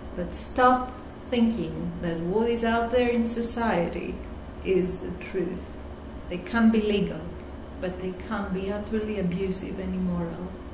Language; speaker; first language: English; non-native, fluent; Greek